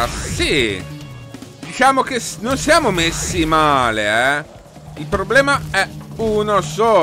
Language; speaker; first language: Italian; native; Italian